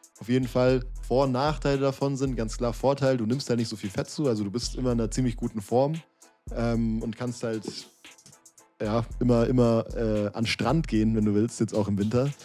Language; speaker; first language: German; native; German